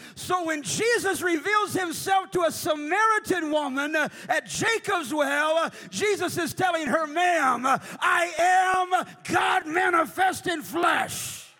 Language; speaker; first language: English; early bilingual, other home language; Portuguese